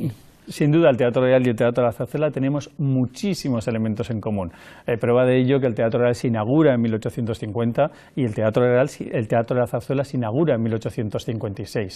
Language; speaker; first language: Spanish; native; Spanish